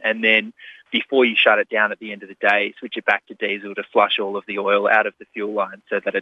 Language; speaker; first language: English; native; English